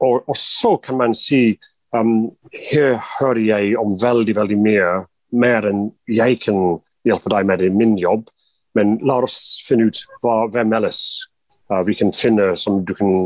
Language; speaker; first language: Norwegian; non-native, fluent; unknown